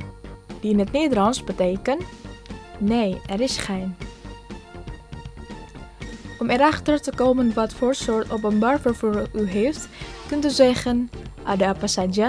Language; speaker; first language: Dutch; non-native, fluent; Indonesian